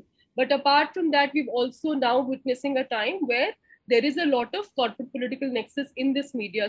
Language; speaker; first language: English; non-native, local second language; Hindi